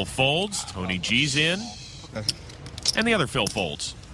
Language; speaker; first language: English; native; English